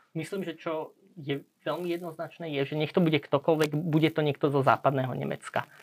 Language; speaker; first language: Slovak; early bilingual, heritage; Slovak